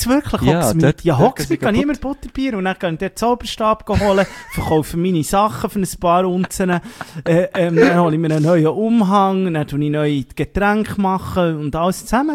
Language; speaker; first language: German; native; German